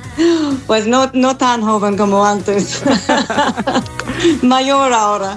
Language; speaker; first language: Spanish; non-native, fluent; English